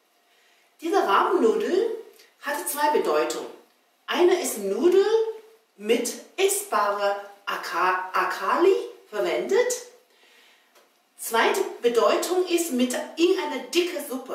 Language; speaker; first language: German; non-native, learner; Chinese